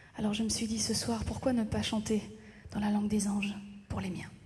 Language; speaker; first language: French; native; French